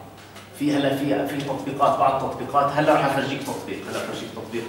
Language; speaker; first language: Arabic; native; Arabic